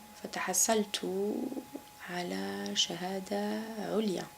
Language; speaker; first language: Arabic; non-native, local second language; Kabyle